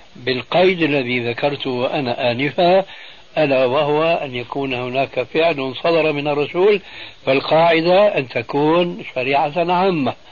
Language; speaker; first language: Arabic; early bilingual, other home language; Albanian